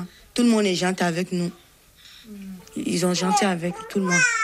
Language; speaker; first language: French; non-native, local second language; Bambara